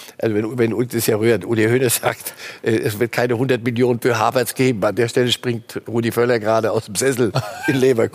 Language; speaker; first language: German; native; German